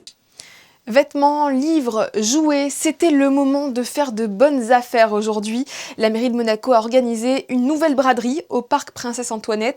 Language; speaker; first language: French; native; French